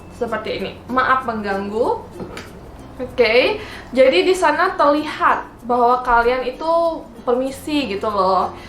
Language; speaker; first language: Indonesian; native; Indonesian